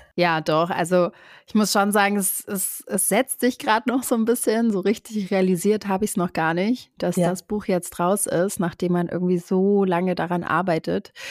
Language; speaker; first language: German; native; German